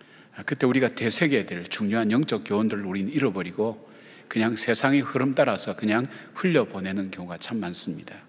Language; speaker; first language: Korean; native; Korean